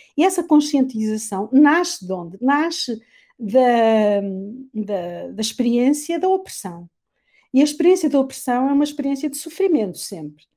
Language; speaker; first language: Portuguese; native; Portuguese